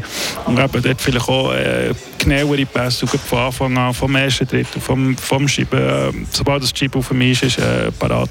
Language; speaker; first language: German; native; German